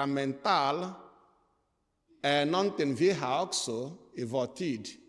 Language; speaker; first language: Swedish; non-native, fluent; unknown